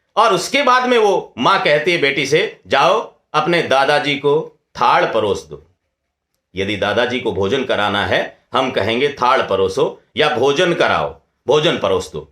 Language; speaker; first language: Hindi; non-native, local second language; Rajasthani